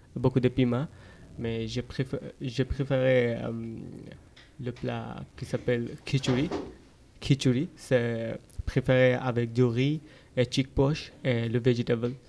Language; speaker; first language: French; non-native, fluent; Bangla